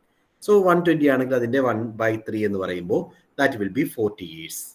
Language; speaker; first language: Malayalam; native; Malayalam